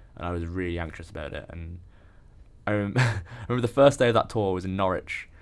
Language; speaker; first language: English; native; English